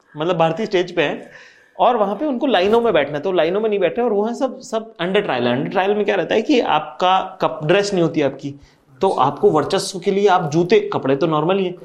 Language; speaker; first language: Hindi; native; Hindi